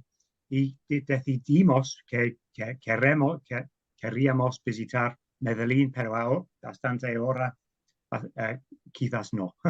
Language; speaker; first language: Spanish; non-native, learner; English